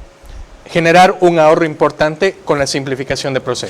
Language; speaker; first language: Spanish; native; Spanish